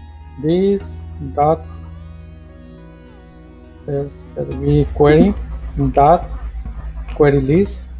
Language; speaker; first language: English; non-native, fluent; Spanish